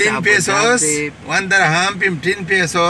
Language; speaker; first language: Filipino; non-native, learner; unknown